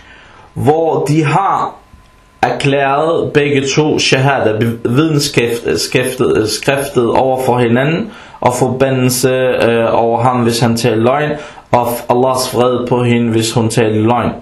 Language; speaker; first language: Danish; non-native, fluent; Arabic